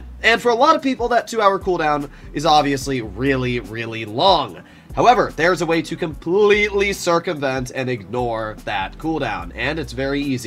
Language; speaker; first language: English; native; English